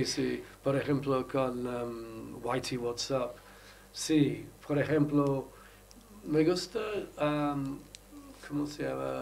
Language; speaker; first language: Spanish; non-native, learner; English